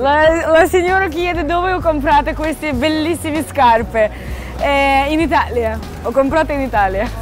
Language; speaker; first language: Italian; non-native, fluent; Russian